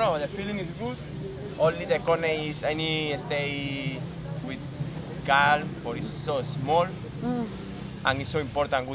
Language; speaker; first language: English; non-native, learner; Spanish